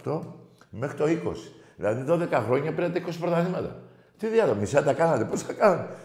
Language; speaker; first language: Greek; native; Greek